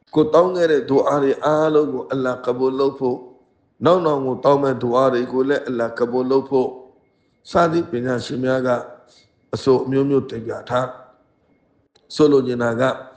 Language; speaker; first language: Burmese; non-native, local second language; Rohingya